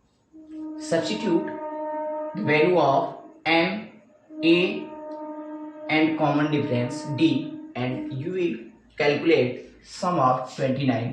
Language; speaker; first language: English; non-native, local second language; Hindi